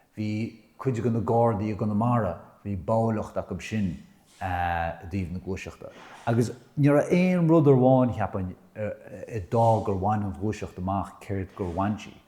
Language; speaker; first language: Irish; native; Irish